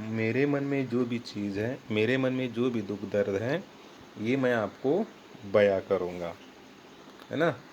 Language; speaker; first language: Hindi; non-native, local second language; Marathi